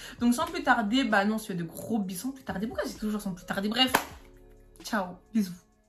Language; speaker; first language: French; native; French